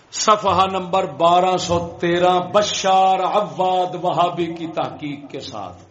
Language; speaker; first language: Urdu; non-native, local second language; Punjabi